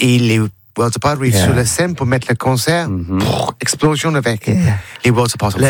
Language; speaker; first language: French; non-native, learner; English